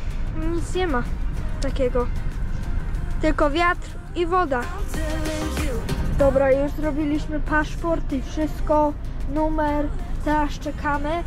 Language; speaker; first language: Polish; early bilingual, heritage; Polish